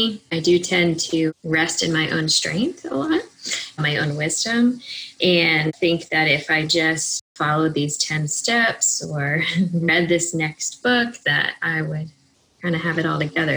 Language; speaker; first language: English; native; English